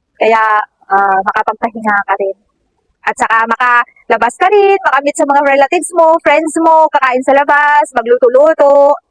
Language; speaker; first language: Filipino; native; Filipino